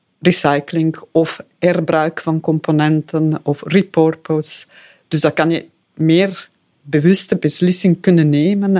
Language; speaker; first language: Dutch; non-native, fluent; Italian